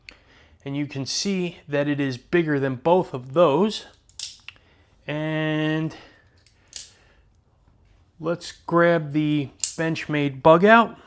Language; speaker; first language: English; native; English